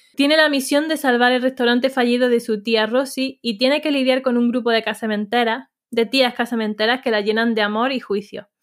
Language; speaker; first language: Spanish; native; Spanish